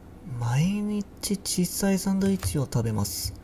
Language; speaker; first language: Japanese; non-native, learner; English